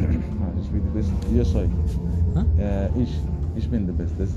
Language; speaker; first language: German; non-native, learner; Spanish